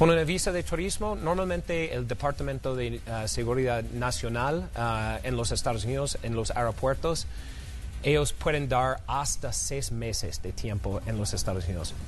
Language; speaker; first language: Spanish; non-native, fluent; English